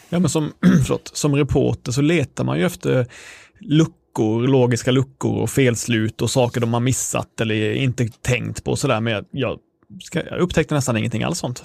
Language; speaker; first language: Swedish; native; Swedish